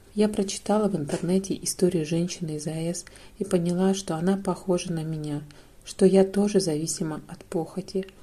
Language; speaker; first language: Russian; non-native, fluent; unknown